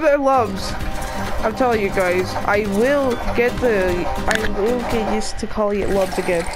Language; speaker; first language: English; native; English